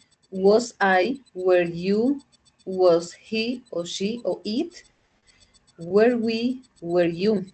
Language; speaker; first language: English; non-native, learner; Spanish